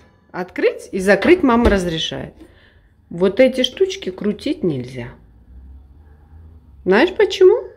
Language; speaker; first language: Russian; native; Russian